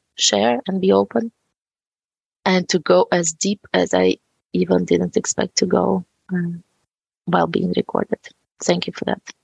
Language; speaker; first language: English; non-native, fluent; Ukrainian